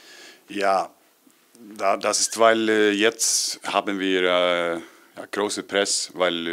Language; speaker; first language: German; non-native, learner; Icelandic